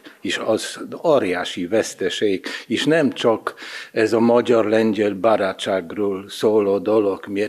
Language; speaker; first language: Hungarian; non-native, learner; Polish